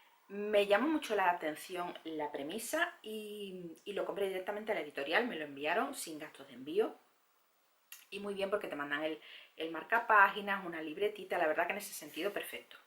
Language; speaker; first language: Spanish; native; Spanish